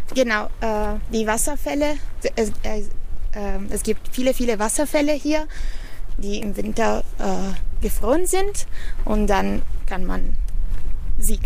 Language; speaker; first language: German; non-native, fluent; Italian